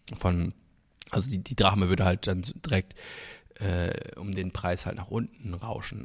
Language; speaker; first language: German; non-native, local second language; Luxembourgish